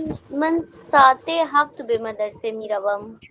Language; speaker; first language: Persian; non-native, learner; Urdu